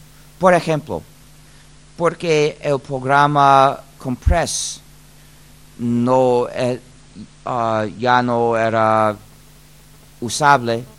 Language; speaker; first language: Spanish; non-native, fluent; English